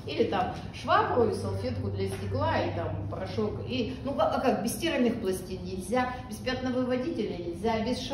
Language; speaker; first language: Russian; native; Russian